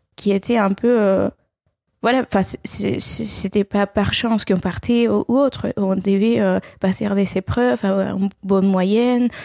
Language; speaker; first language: French; non-native, fluent; Spanish